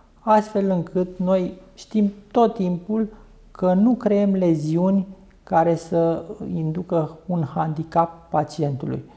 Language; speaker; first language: Romanian; native; Romanian